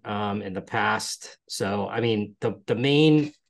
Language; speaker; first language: English; native; English